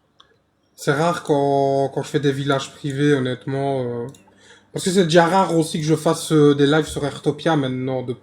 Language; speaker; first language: French; native; French